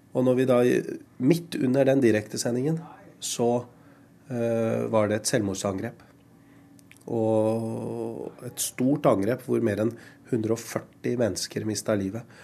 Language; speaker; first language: Norwegian; early bilingual, other home language; Urdu